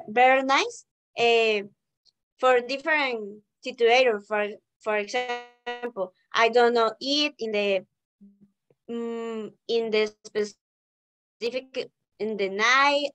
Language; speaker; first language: English; non-native, learner; Spanish